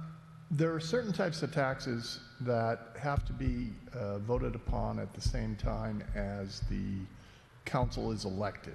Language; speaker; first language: English; native; English